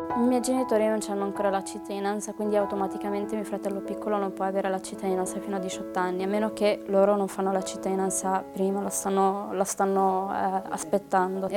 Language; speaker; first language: Italian; early bilingual, other home language; Arabic